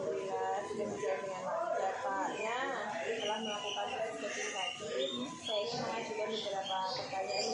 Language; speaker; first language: Indonesian; native; Indonesian